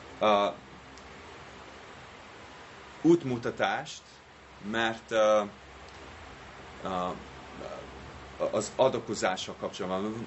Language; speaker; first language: Hungarian; non-native, fluent; English